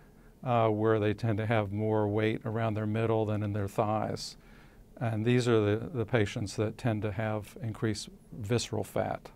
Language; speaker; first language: English; native; English